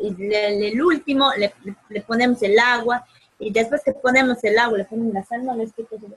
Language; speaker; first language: Spanish; native; Spanish